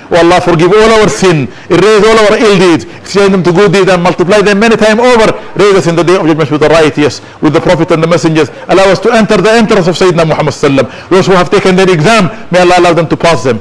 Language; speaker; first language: English; non-native, fluent; Arabic